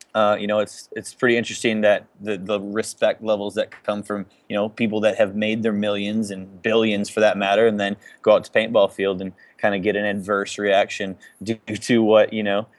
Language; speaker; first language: English; native; English